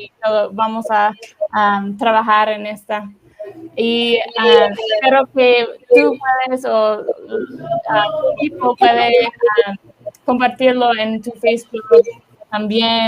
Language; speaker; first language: Spanish; non-native, learner; English